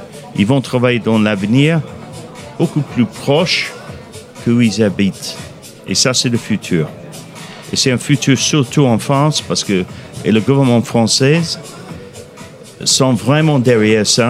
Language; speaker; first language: French; non-native, fluent; English